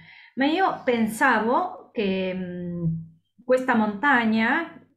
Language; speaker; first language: Italian; non-native, fluent; Spanish